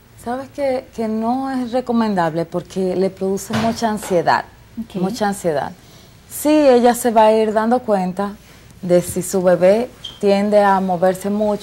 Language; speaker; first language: Spanish; native; Spanish